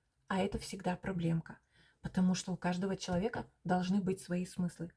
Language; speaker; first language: Russian; native; Russian